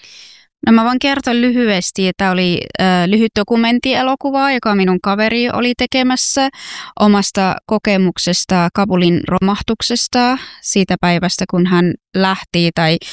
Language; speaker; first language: Finnish; non-native, fluent; Persian